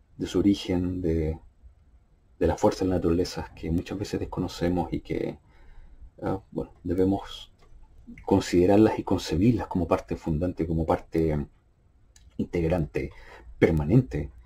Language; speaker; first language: Spanish; native; Spanish